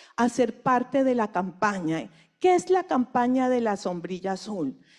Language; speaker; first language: Spanish; native; Spanish